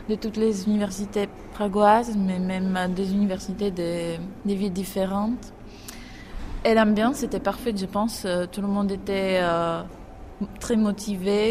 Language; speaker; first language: French; non-native, fluent; Czech